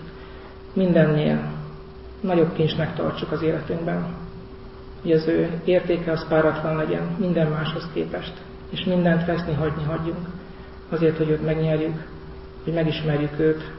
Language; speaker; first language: Hungarian; native; Hungarian